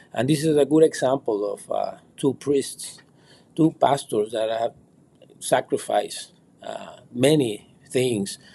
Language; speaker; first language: English; non-native, fluent; Spanish